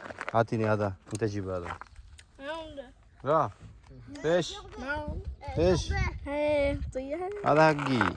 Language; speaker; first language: Arabic; non-native, learner; Malayalam